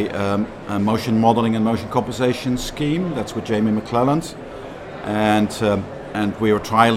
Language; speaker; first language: English; non-native, fluent; Dutch